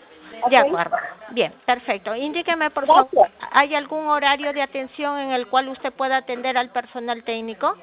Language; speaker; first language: Spanish; native; Spanish